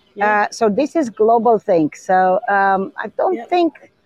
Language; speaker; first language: English; non-native, learner; Romanian